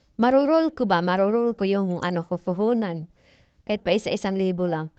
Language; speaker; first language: Filipino; non-native, local second language; Cebuano